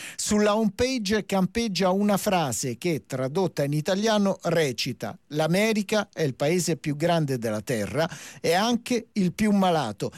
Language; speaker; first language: Italian; native; Italian